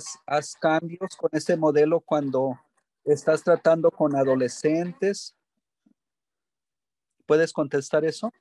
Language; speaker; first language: Spanish; early bilingual, heritage; English